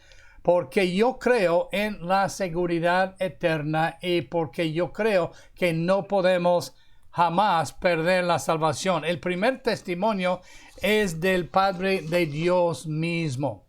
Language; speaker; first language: Spanish; non-native, fluent; English